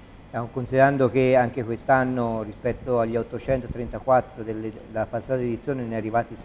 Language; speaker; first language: Italian; native; Italian